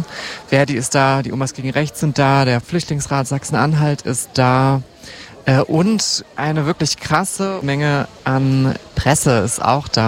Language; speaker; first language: German; native; German